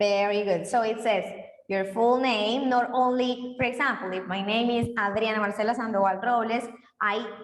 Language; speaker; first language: English; non-native, fluent; Spanish